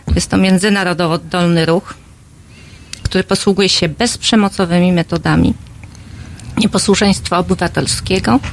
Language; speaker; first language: Polish; native; Polish